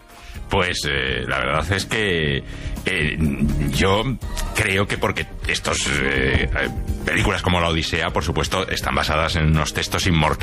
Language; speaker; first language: Spanish; native; Spanish